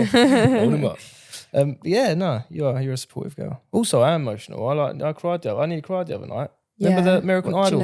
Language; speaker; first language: English; native; English